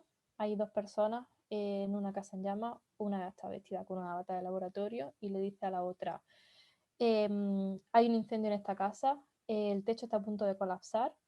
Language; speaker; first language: Spanish; native; Spanish